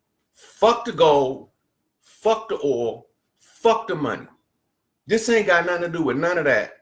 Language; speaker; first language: English; native; English